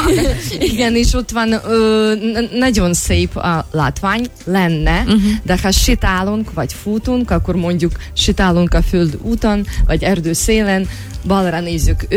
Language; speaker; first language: Hungarian; non-native, learner; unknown